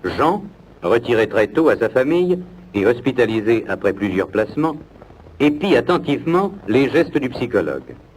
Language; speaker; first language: French; native; French